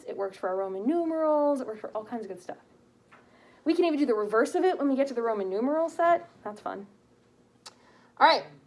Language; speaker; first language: English; native; English